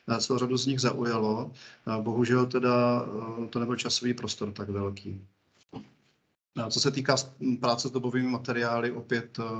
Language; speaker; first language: Czech; native; Czech